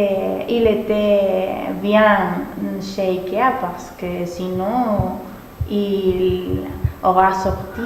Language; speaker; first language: French; non-native, learner; Spanish